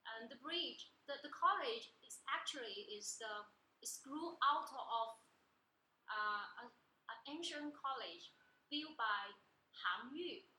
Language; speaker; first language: English; non-native, learner; Chinese